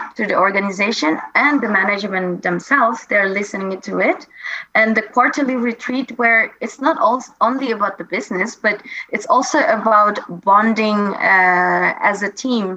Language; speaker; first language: English; non-native, fluent; Indonesian